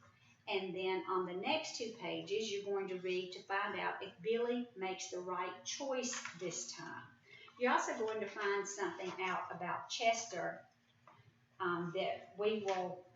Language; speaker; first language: English; native; English